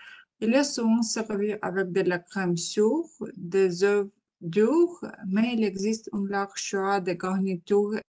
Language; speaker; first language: French; non-native, learner; Ukrainian